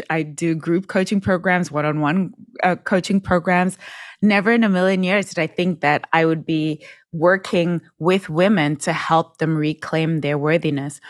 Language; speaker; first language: English; non-native, local second language; Shona